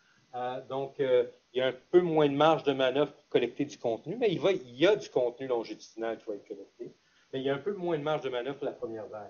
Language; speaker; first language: French; native; French